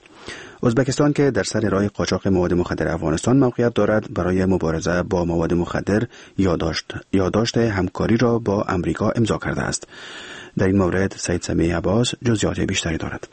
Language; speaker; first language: Persian; native; Persian